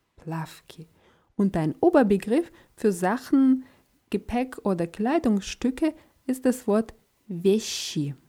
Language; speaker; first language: German; non-native, fluent; Russian